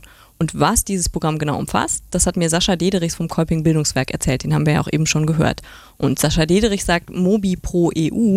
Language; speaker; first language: German; native; German